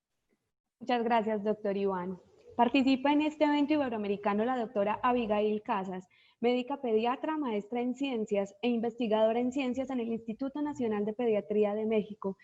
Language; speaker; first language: Spanish; native; Spanish